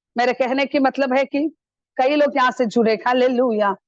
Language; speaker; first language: Hindi; non-native, local second language; Malayalam